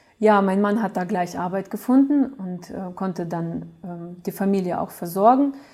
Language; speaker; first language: German; early bilingual, other home language; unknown